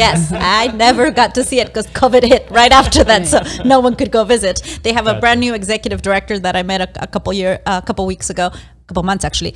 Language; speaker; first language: English; non-native, fluent; Spanish